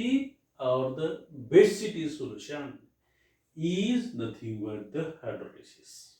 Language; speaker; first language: English; non-native, local second language; Marathi